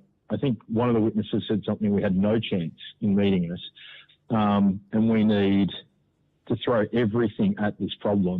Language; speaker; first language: English; native; English